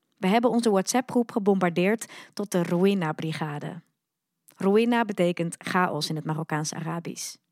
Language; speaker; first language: Dutch; early bilingual, other home language; Arabic